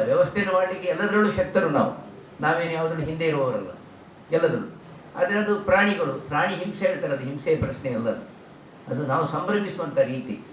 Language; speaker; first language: Kannada; non-native, local second language; Tulu